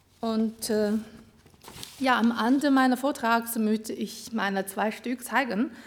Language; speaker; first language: German; non-native, learner; Chinese